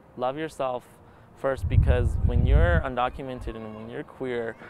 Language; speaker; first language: English; early bilingual, other home language; Spanish